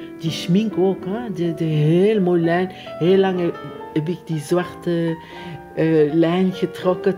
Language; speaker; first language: Dutch; non-native, fluent; French